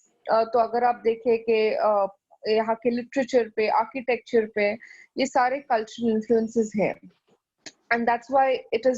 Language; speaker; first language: Hindi; native; Hindi